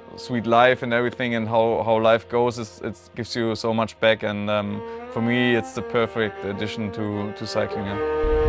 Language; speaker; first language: English; non-native, fluent; German